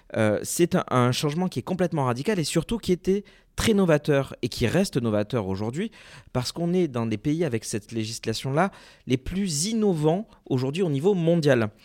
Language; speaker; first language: French; native; French